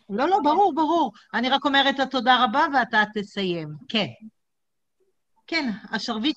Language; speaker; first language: Hebrew; native; Hebrew